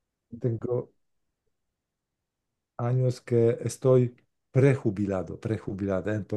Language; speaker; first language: Spanish; non-native, learner; Polish